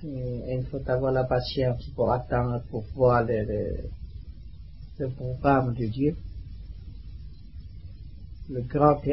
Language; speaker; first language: French; non-native, learner; Vietnamese